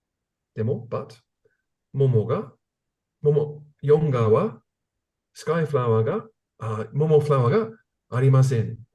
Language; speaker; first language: Japanese; non-native, learner; English